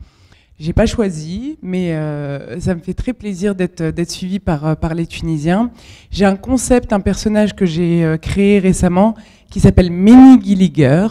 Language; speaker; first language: French; native; French